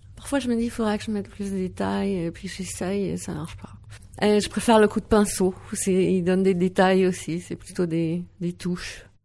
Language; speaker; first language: French; non-native, local second language; Dutch